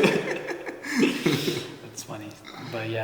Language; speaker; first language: English; native; English